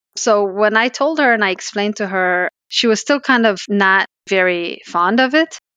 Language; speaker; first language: English; early bilingual, other home language; Pashto